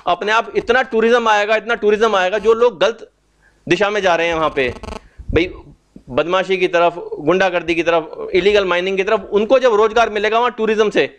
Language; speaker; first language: Hindi; native; Hindi